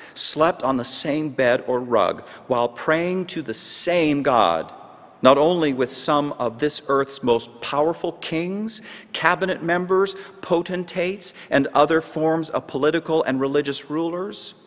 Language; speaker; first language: English; native; English